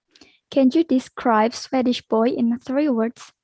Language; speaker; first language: English; non-native, learner; Indonesian